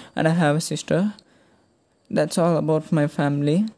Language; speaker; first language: English; non-native, local second language; Telugu